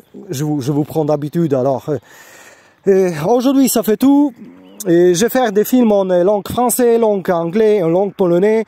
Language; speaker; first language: French; non-native, learner; Polish